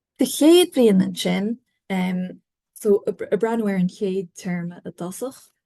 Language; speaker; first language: Irish; native; Irish